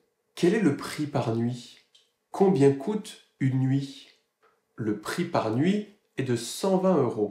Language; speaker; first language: French; native; French